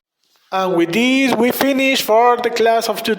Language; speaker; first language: English; non-native, learner; Spanish